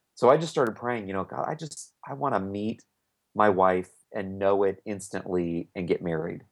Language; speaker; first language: English; native; English